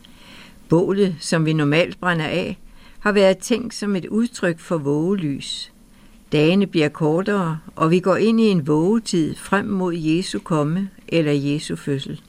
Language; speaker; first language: Danish; native; Danish